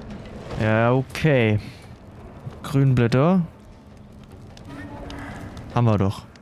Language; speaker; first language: German; native; German